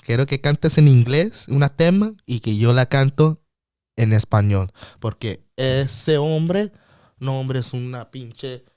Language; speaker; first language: Spanish; non-native, fluent; English